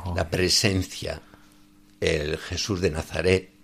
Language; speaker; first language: Spanish; native; Spanish